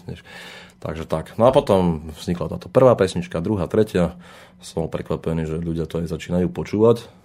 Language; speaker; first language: Slovak; native; Slovak